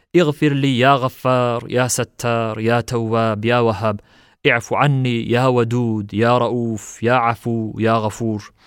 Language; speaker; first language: Arabic; non-native, fluent; Turkish